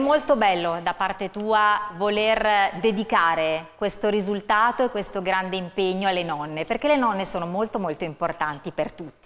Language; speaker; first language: Italian; native; Italian